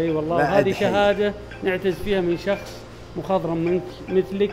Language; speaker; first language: Arabic; native; Arabic